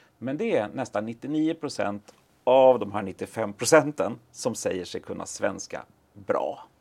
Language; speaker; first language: Swedish; native; Swedish